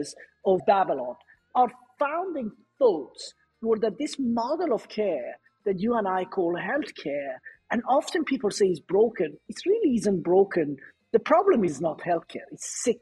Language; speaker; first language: English; non-native, fluent; Persian